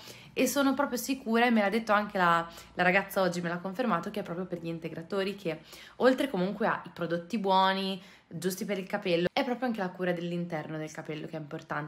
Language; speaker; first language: Italian; native; Italian